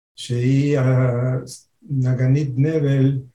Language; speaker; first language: Hebrew; non-native, fluent; Spanish